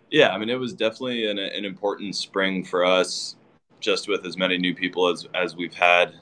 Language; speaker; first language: English; native; English